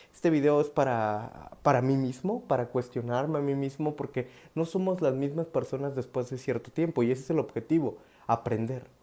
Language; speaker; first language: Spanish; native; Spanish